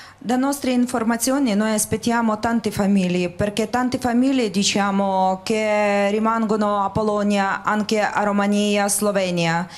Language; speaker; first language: Italian; non-native, learner; Ukrainian